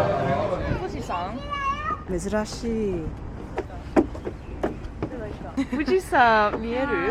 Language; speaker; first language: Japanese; non-native, learner; English